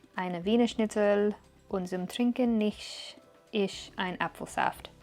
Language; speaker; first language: German; non-native, learner; English